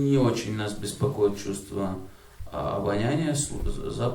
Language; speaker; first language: Russian; native; Russian